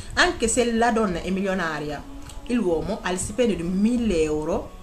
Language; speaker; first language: Italian; non-native, fluent; Wolof